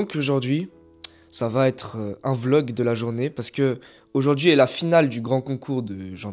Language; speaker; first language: French; native; French